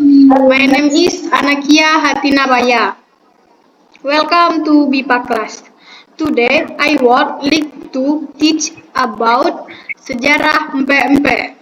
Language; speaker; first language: English; non-native, learner; Indonesian